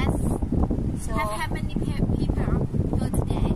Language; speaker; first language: English; non-native, learner; Thai